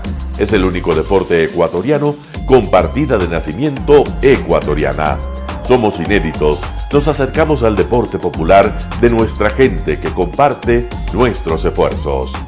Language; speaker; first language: Spanish; native; Spanish